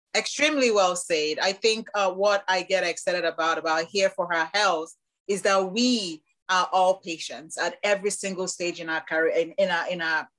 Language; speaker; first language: English; non-native, local second language; Igbo